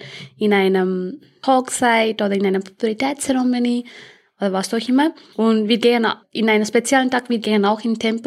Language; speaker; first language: German; early bilingual, other home language; Tamil